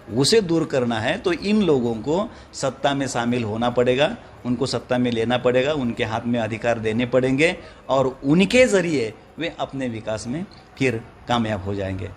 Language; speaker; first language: Hindi; non-native, local second language; Marathi